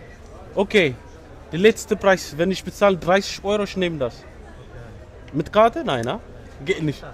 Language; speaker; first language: German; non-native, learner; Amharic